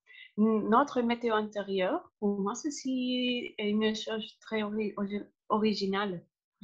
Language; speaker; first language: French; non-native, fluent; Spanish